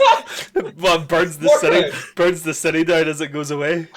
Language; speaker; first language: English; native; English